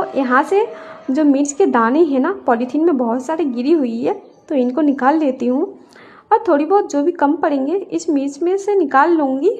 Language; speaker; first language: Hindi; non-native, local second language; Bangla